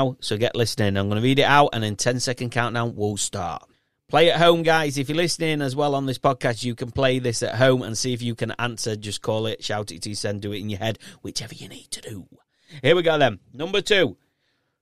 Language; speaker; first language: English; native; English